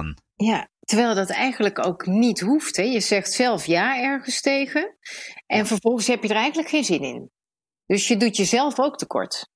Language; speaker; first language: Dutch; native; Dutch